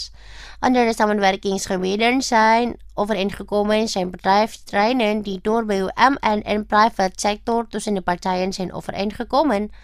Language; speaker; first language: Dutch; non-native, learner; Indonesian